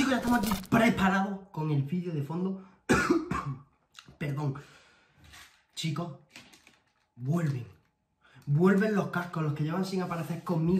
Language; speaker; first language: Spanish; native; Spanish